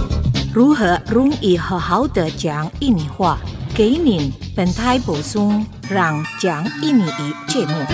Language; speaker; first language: Chinese; non-native, fluent; Indonesian